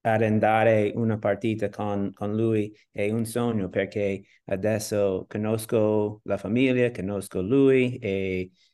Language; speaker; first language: Italian; non-native, learner; English